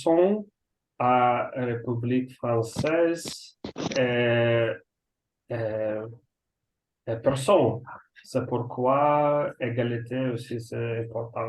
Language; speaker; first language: French; non-native, learner; Russian